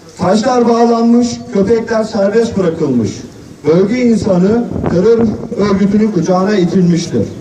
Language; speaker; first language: Turkish; native; Turkish